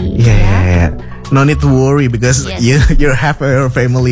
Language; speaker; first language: English; non-native, local second language; Indonesian